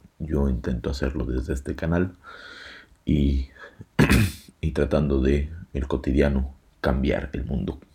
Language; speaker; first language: Spanish; native; Spanish